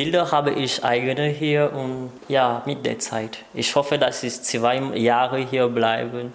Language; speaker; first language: German; non-native, learner; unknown